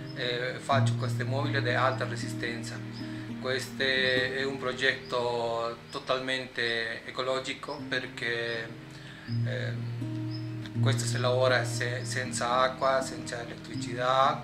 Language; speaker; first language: Italian; non-native, learner; Spanish